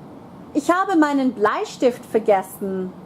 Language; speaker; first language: German; non-native, fluent; English